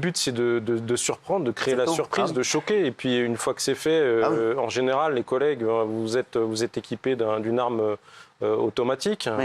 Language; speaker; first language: French; native; French